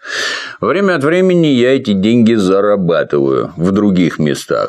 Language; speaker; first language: Russian; native; Russian